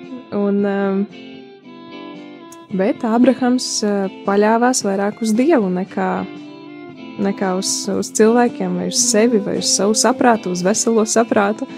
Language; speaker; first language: Latvian; native; Latvian